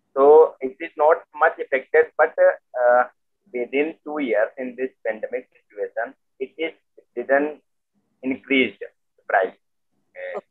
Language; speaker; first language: English; non-native, local second language; Hindi